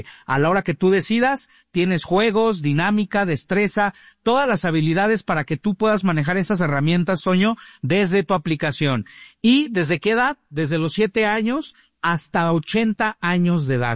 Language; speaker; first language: Spanish; native; Spanish